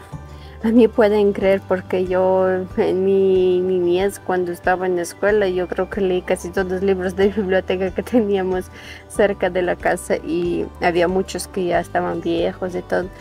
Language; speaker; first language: Spanish; non-native, fluent; Ukrainian